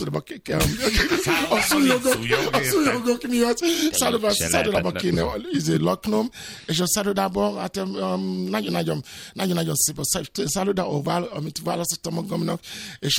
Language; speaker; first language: Hungarian; non-native, fluent; Yoruba